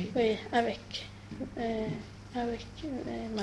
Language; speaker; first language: French; non-native, learner; Swedish